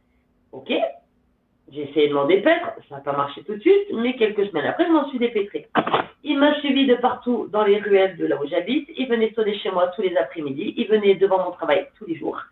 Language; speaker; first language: French; native; French